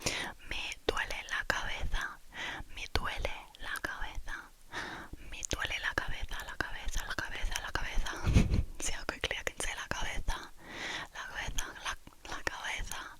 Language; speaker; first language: Spanish; non-native, learner; English